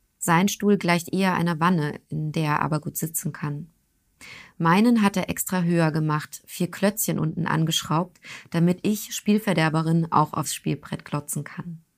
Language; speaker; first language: German; early bilingual, other home language; Turkish